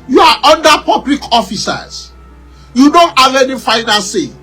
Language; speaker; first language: English; non-native, local second language; Yoruba